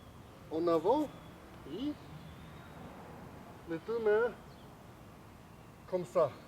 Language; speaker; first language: French; non-native, fluent; Chinese